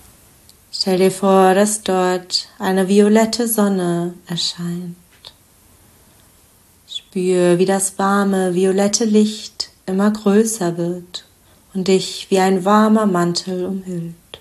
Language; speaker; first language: German; native; German